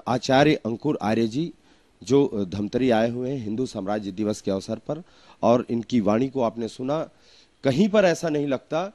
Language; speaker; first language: Hindi; native; Hindi